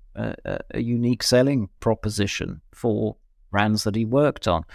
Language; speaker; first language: English; native; English